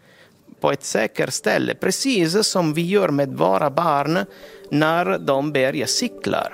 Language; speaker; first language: Swedish; non-native, fluent; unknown